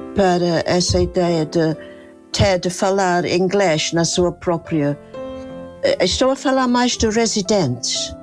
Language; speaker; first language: Portuguese; non-native, fluent; English